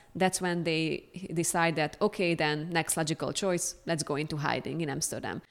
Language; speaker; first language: English; non-native, fluent; Hungarian